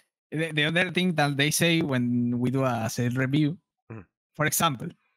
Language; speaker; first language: English; non-native, learner; Spanish